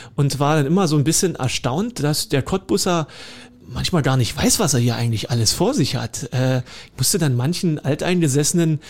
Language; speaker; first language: German; native; German